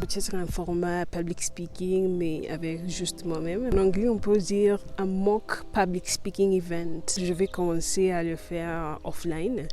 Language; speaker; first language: French; non-native, learner; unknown